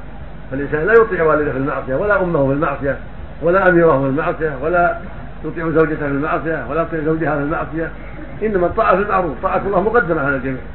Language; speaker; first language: Arabic; native; Arabic